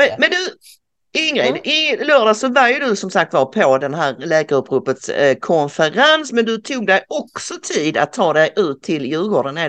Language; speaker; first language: Swedish; native; Swedish